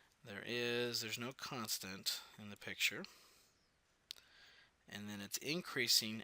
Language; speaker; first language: English; native; English